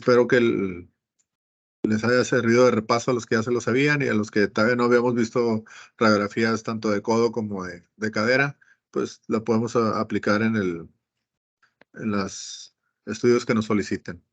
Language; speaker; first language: Spanish; native; Spanish